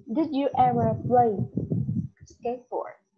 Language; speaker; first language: English; non-native, learner; Vietnamese